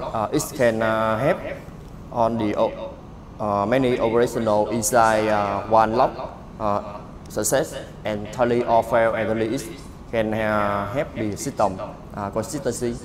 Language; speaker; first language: English; non-native, learner; Vietnamese